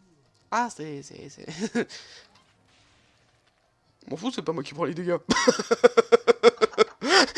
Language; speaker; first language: French; native; French